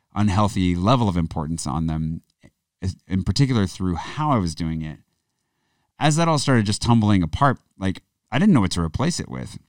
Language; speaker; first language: English; native; English